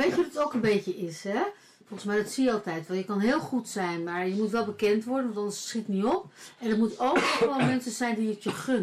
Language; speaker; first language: Dutch; native; Dutch